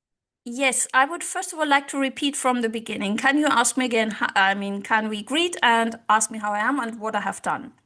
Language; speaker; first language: English; non-native, fluent; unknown